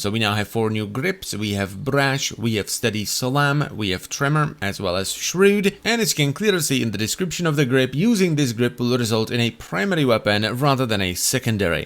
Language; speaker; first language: English; non-native, fluent; Czech